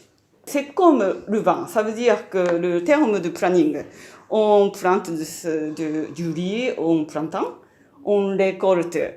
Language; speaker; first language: French; non-native, fluent; Japanese